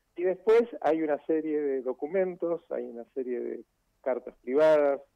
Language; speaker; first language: Spanish; native; Spanish